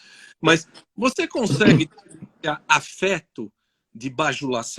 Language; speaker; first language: Portuguese; native; Portuguese